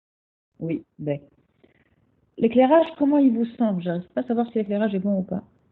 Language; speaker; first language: French; non-native, local second language; Arabic